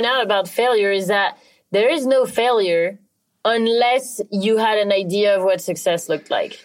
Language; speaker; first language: English; non-native, fluent; French